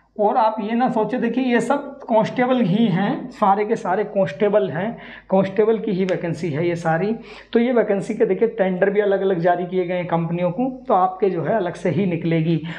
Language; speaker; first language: Hindi; native; Hindi